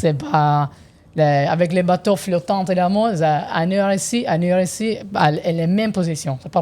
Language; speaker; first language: French; non-native, learner; Italian